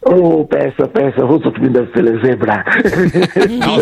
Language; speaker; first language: Hungarian; non-native, fluent; Yoruba